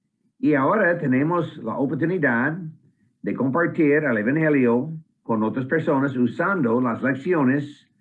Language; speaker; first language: Spanish; non-native, fluent; English